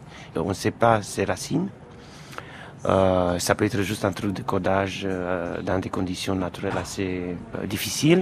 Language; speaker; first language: French; non-native, fluent; Romanian